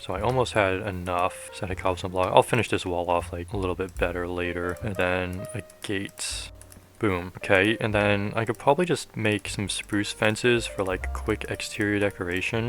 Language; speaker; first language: English; native; English